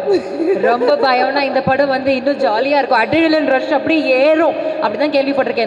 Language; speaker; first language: Tamil; native; Tamil